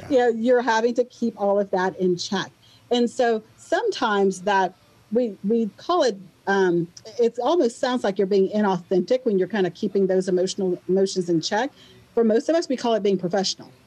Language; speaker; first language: English; native; English